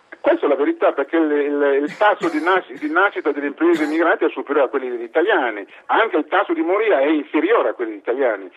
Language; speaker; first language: Italian; non-native, fluent; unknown